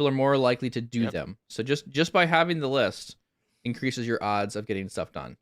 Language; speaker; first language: English; native; English